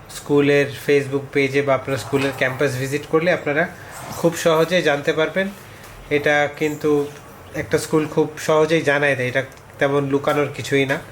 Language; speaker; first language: Bangla; early bilingual, heritage; Bangla